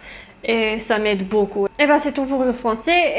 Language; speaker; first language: French; non-native, learner; English